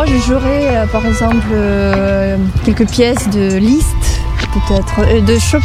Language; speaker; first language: French; non-native, fluent; Russian